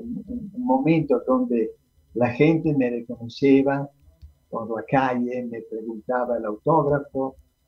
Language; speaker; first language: Spanish; non-native, fluent; Italian